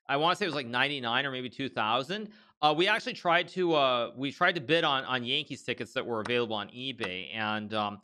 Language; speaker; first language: English; native; English